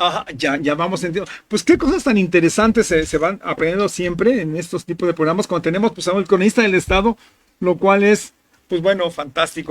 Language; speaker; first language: Spanish; native; Spanish